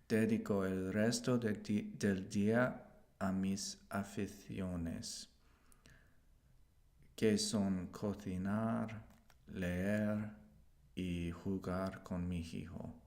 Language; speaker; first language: Spanish; non-native, learner; English